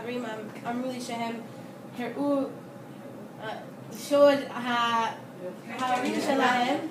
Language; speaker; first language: Hebrew; early bilingual, other home language; English